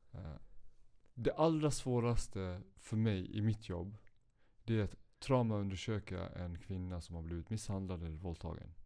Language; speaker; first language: Swedish; native; Swedish